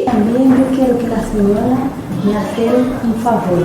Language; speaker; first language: Spanish; non-native, learner; Haitian Creole